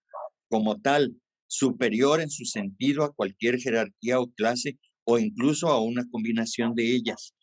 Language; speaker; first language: Spanish; native; Spanish